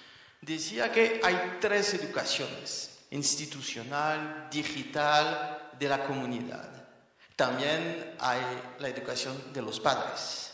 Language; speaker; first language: Spanish; non-native, fluent; French